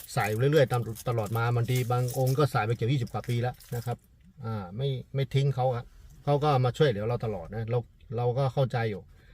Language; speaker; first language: Thai; non-native, fluent; Chinese